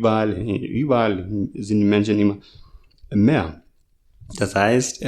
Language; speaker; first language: German; non-native, learner; Masai